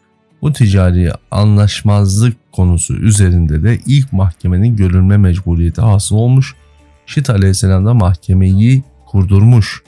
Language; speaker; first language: Turkish; native; Turkish